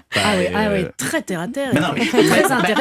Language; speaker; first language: French; native; French